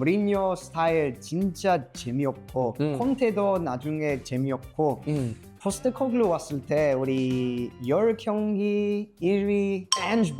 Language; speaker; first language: Korean; non-native, learner; English